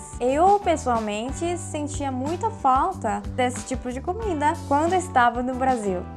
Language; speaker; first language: Portuguese; non-native, fluent; Korean